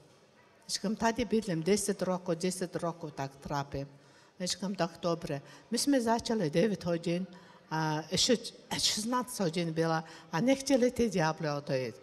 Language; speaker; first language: Czech; non-native, learner; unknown